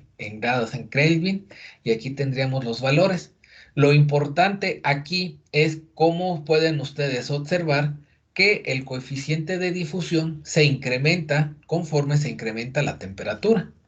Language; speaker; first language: Spanish; native; Spanish